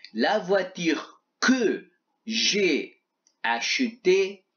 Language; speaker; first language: French; non-native, fluent; Arabic